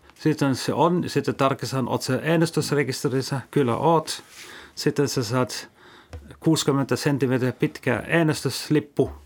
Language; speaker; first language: Finnish; non-native, fluent; German